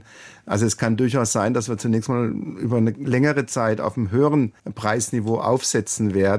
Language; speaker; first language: German; native; German